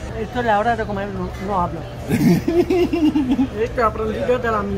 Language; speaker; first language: Spanish; non-native, fluent; Romanian